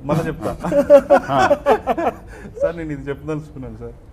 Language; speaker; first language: Telugu; native; Telugu